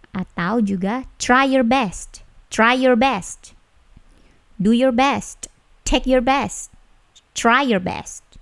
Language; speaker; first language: English; non-native, fluent; Indonesian